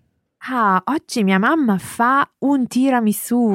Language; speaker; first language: Italian; non-native, learner; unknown